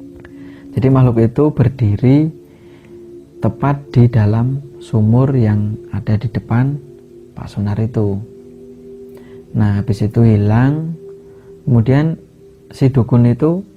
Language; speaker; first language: Indonesian; native; Indonesian